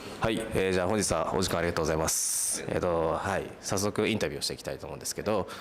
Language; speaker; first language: Japanese; native; Japanese